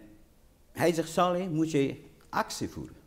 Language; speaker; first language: Dutch; non-native, learner; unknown